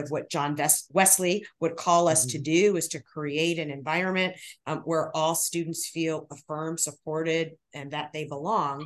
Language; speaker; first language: English; native; English